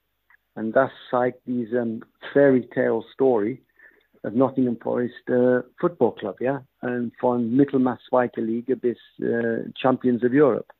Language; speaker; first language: German; non-native, fluent; English